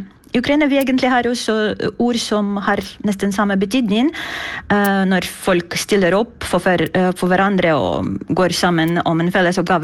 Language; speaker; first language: Norwegian; non-native, fluent; Ukrainian